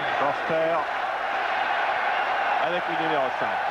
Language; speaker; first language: French; native; French